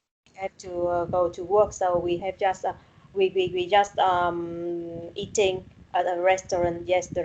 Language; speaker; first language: English; non-native, learner; Vietnamese